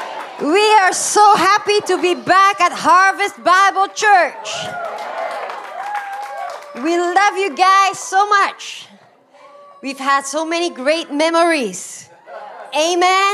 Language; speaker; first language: English; non-native, fluent; Dutch